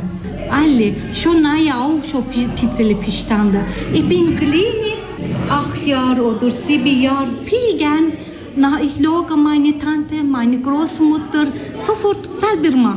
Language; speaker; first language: German; non-native, learner; Turkish